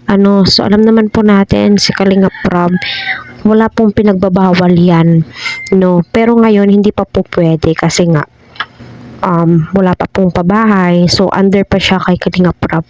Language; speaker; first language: Filipino; native; Filipino